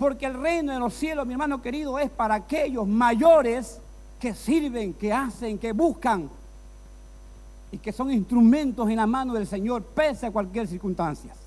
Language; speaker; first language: Spanish; native; Spanish